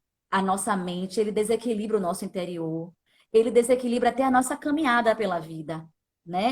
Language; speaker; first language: Portuguese; native; Portuguese